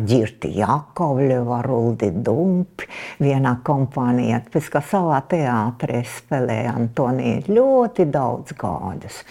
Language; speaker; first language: Latvian; non-native, local second language; Russian